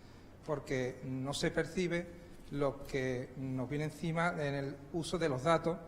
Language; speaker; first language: Spanish; native; Spanish